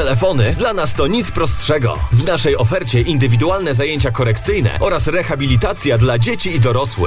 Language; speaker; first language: Polish; native; Polish